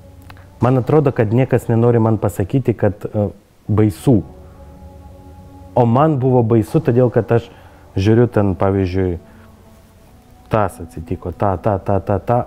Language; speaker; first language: Lithuanian; non-native, learner; Ukrainian